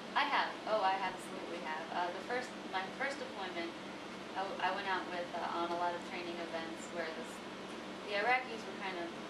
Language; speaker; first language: English; native; English